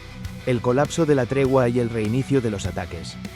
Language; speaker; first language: Spanish; native; Spanish